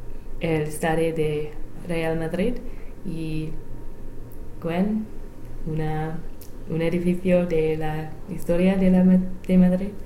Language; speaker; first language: Spanish; non-native, learner; English